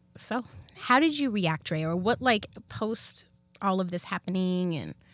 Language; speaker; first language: English; native; English